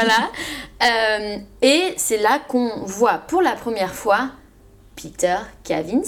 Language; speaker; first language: French; native; French